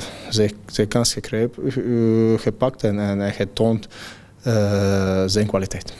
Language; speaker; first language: Dutch; non-native, fluent; Croatian